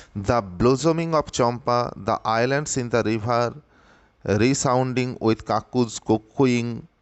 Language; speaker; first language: English; non-native, local second language; Bangla